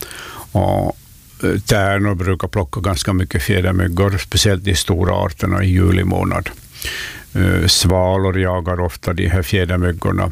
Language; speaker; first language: Swedish; native; Swedish